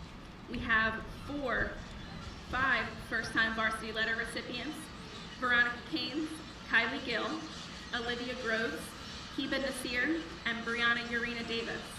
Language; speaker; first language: English; native; English